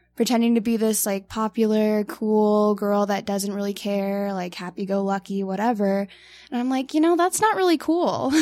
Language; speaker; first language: English; native; English